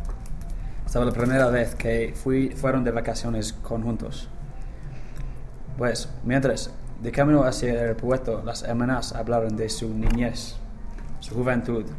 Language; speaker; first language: Spanish; non-native, learner; English